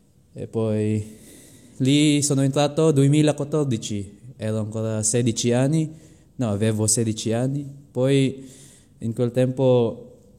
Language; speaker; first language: Italian; non-native, fluent; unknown